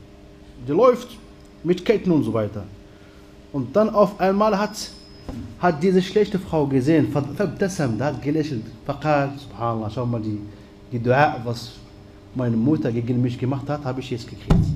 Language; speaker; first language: German; non-native, fluent; Arabic